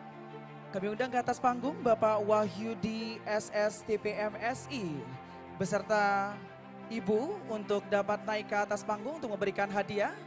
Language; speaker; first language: Indonesian; native; Indonesian